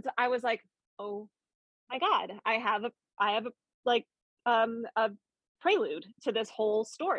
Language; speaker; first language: English; native; English